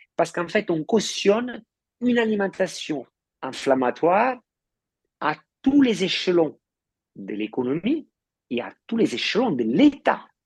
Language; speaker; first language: French; non-native, fluent; Italian